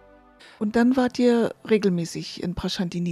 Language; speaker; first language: German; native; German